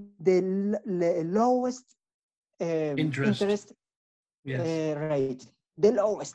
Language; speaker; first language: English; non-native, learner; Spanish